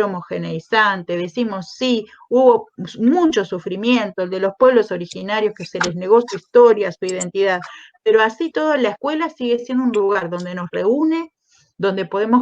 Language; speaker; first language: Spanish; native; Spanish